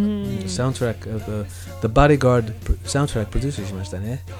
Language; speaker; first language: Japanese; non-native, learner; English